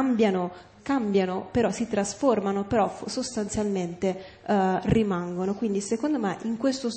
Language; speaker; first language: Italian; native; Italian